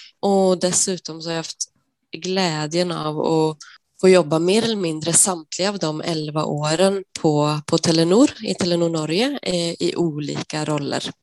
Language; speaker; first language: Swedish; native; Swedish